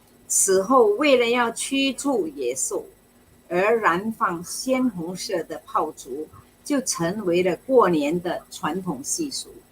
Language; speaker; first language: Chinese; native; Chinese